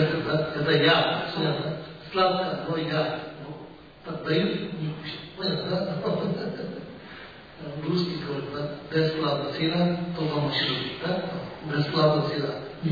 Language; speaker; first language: Russian; non-native, learner; Tibetan